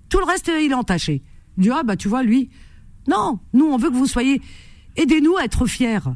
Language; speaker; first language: French; native; French